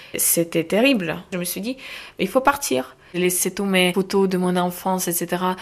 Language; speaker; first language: French; non-native, fluent; Ukrainian